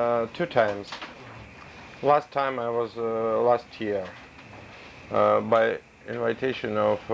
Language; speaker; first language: English; non-native, learner; Russian